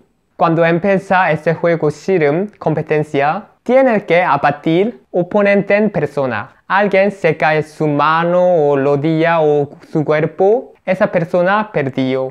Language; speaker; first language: Spanish; non-native, learner; Korean